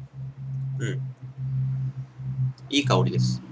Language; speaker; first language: Japanese; native; Japanese